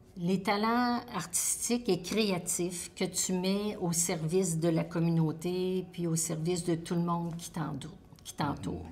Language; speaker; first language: French; native; French